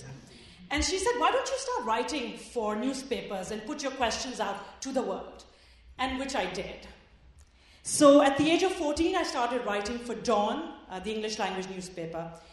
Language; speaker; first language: English; non-native, local second language; Urdu